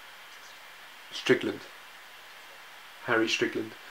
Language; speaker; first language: English; native; English